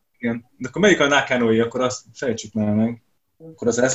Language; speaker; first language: Hungarian; native; Hungarian